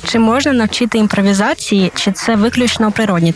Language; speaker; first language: Ukrainian; native; Ukrainian